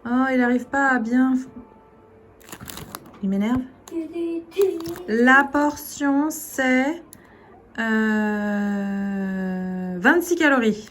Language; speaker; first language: French; native; French